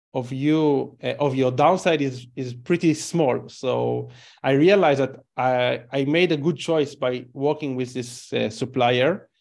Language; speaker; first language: English; non-native, fluent; Hebrew